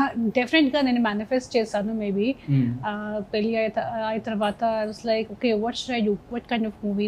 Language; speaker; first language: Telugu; non-native, local second language; Hindi